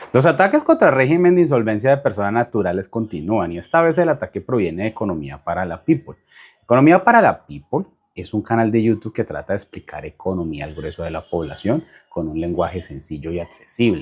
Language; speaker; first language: Spanish; native; Spanish